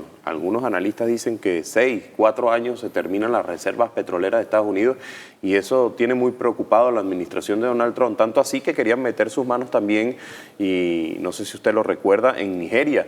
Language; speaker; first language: Spanish; native; Spanish